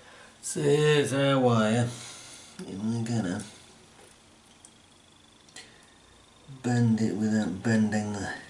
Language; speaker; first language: English; native; English